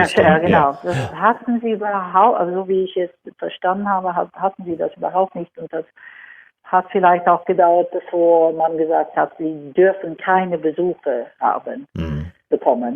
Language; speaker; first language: German; non-native, fluent; Swedish